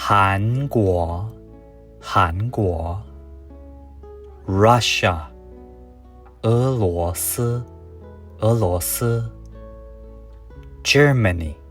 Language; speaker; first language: Chinese; non-native, fluent; English